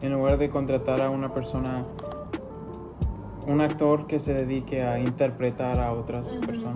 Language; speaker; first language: Spanish; early bilingual, other home language; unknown